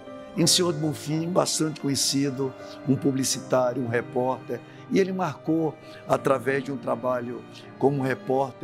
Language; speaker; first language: Portuguese; native; Portuguese